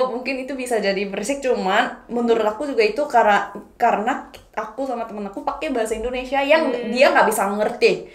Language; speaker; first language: Indonesian; non-native, fluent; Korean